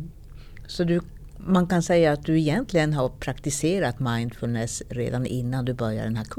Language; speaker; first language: Swedish; native; Swedish